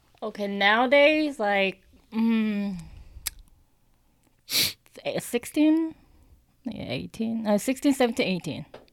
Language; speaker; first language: English; non-native, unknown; Korean